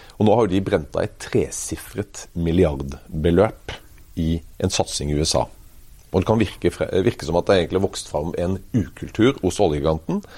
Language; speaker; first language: Norwegian; native; Norwegian